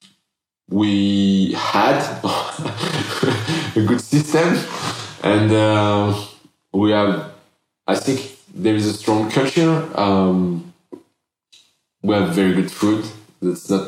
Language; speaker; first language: English; non-native, fluent; French